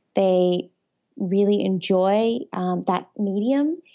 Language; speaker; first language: English; native; English